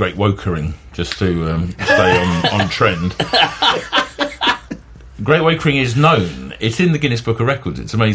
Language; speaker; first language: English; native; English